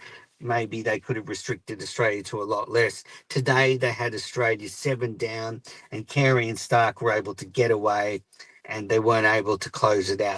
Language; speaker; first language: English; native; English